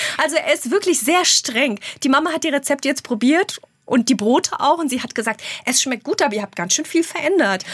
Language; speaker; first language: German; early bilingual, other home language; Albanian